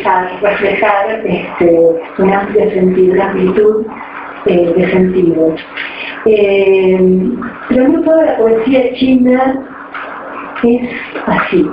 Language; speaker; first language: Spanish; native; Spanish